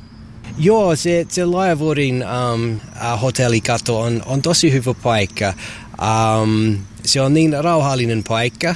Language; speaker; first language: Finnish; non-native, learner; English